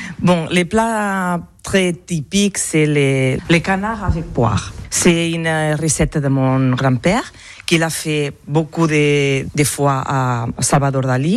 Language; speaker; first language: French; non-native, local second language; Catalan